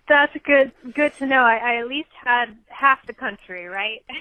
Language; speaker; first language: English; native; English